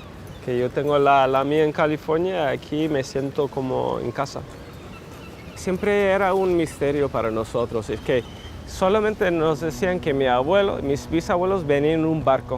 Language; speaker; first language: Spanish; early bilingual, heritage; English